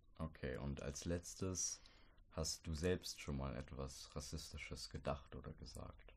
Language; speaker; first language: German; native; German